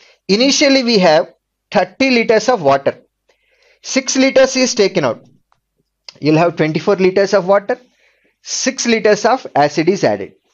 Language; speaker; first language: English; non-native, local second language; Telugu